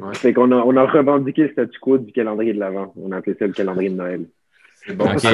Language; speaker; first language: French; native; French